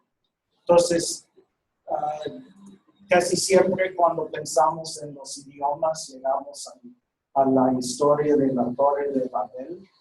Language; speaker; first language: Spanish; non-native, fluent; English